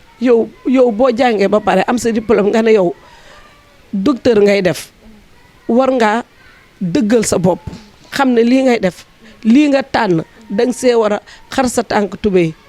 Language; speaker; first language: Wolof; native; Wolof